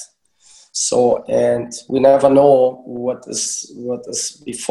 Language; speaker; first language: English; early bilingual, other home language; German